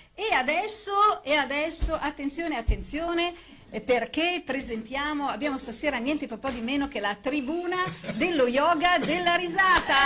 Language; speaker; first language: Italian; native; Italian